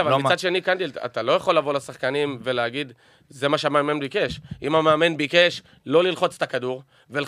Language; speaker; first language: Hebrew; native; Hebrew